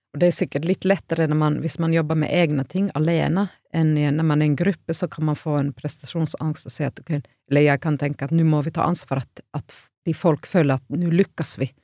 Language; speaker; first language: Norwegian; non-native, fluent; Finnish